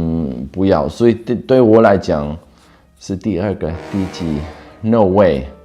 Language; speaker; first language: Chinese; non-native, fluent; Dutch